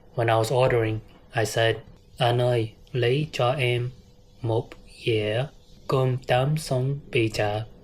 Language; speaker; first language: Vietnamese; non-native, learner; English